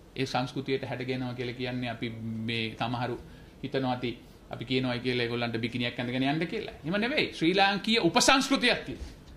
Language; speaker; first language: Sinhala; non-native, local second language; Tamil